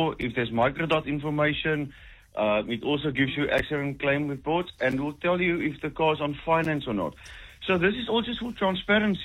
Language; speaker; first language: English; non-native, local second language; Afrikaans